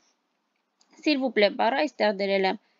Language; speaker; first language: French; non-native, fluent; Armenian